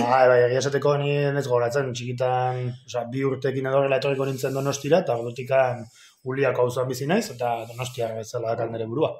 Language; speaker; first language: Basque; non-native, local second language; Spanish